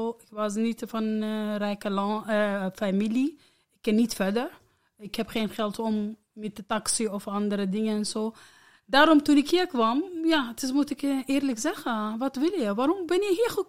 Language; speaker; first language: Dutch; non-native, learner; Arabic